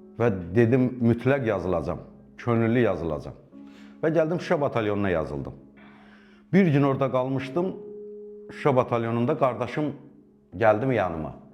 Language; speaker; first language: Azerbaijani; native; Azerbaijani